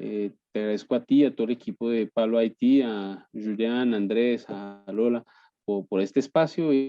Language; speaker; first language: Spanish; native; Spanish